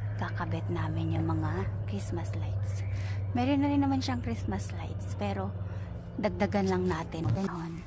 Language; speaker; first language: Filipino; non-native, local second language; Hiligaynon